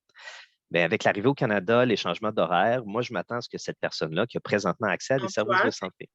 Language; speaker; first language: French; native; French